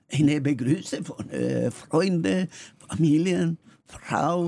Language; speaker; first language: German; non-native, learner; Spanish